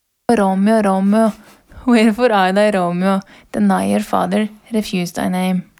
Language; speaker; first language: English; non-native, fluent; Norwegian